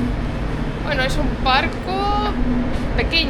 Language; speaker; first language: Spanish; non-native, fluent; Estonian